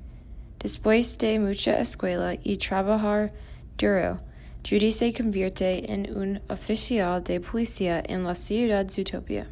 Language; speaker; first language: Spanish; non-native, learner; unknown